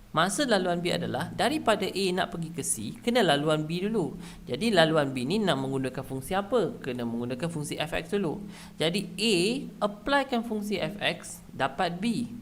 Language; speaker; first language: Malay; native; Malay